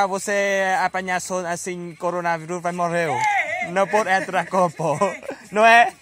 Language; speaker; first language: Portuguese; non-native, learner; Vietnamese